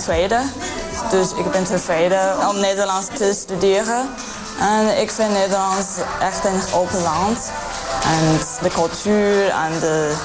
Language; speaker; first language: Dutch; non-native, learner; Chinese